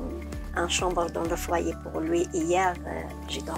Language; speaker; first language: French; non-native, learner; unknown